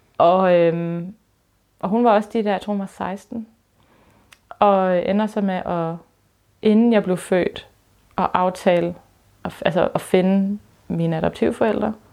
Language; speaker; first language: Danish; early bilingual, other home language; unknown